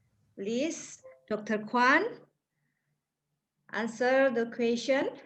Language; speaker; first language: English; non-native, fluent; Indonesian